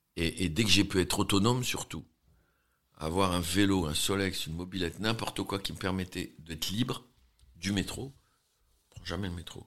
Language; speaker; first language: French; early bilingual, heritage; French